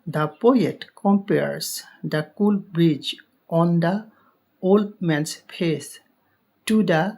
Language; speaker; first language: English; non-native, local second language; Assamese